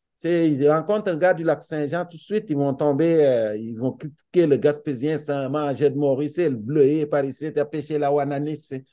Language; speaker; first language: French; non-native, local second language; Serer